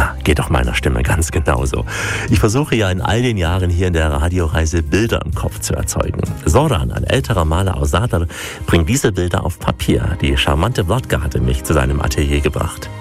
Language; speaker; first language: German; native; German